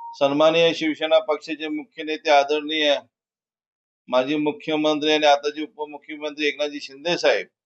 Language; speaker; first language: Marathi; native; Marathi